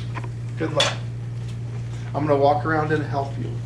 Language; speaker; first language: English; native; English